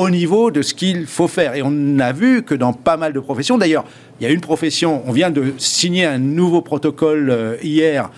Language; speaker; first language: French; native; French